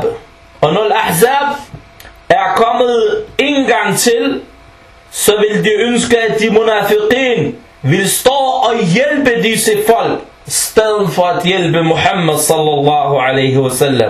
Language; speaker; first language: Danish; early bilingual, other home language; Arabic